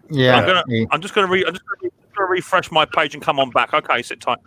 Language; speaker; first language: English; native; English